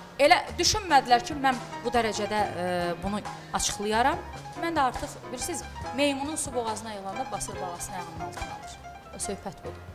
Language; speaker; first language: Azerbaijani; native; Azerbaijani